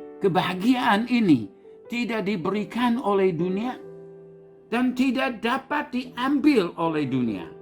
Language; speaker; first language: Indonesian; non-native, fluent; English